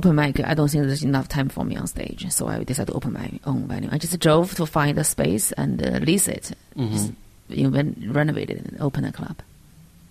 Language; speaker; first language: English; non-native, fluent; Chinese